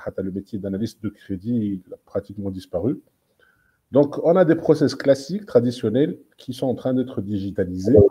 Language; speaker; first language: French; non-native, local second language; Arabic